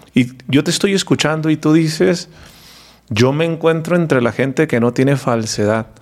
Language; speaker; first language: Spanish; native; Spanish